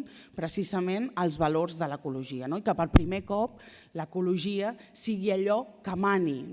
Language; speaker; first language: Catalan; native; Catalan